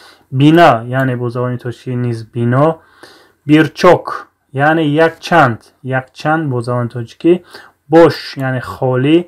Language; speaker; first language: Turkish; non-native, fluent; Tajik